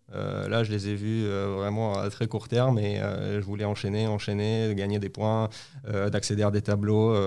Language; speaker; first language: French; non-native, fluent; Uzbek